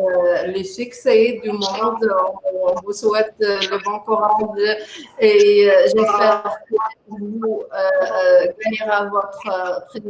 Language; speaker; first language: French; non-native, local second language; Arabic